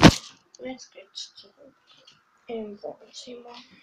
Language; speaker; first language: German; early bilingual, other home language; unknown